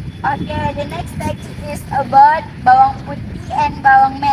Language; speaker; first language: English; non-native, learner; Indonesian